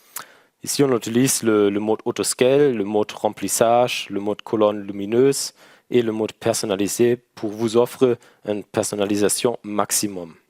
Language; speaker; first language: French; non-native, learner; German